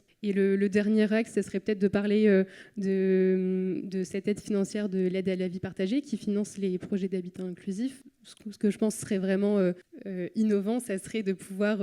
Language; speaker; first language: French; native; French